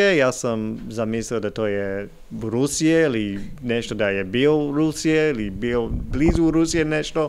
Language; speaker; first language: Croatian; non-native, learner; English